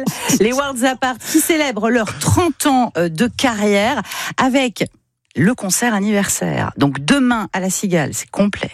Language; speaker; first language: French; native; French